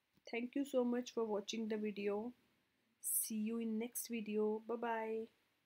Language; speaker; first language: English; non-native, local second language; Hindi